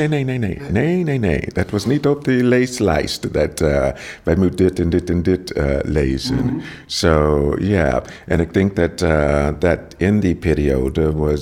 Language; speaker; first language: Dutch; non-native, learner; English